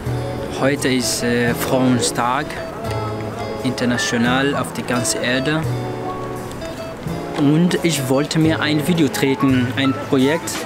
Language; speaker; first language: German; non-native, learner; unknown